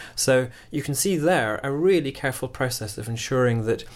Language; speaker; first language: English; native; English